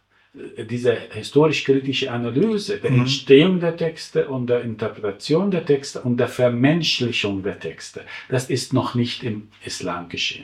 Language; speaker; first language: German; non-native, fluent; Arabic